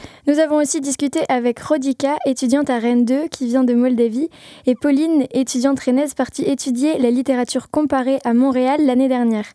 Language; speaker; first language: French; native; French